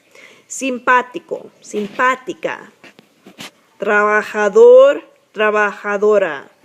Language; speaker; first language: Spanish; non-native, fluent; English